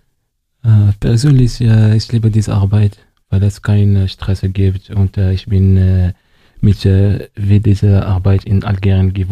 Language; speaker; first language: German; non-native, learner; Arabic